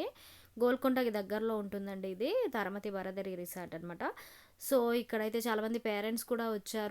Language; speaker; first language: Telugu; native; Telugu